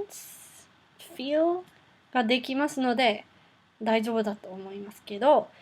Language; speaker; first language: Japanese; non-native, learner; Afrikaans